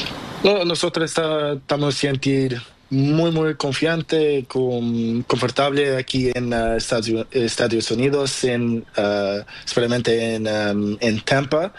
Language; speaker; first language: Spanish; non-native, learner; Portuguese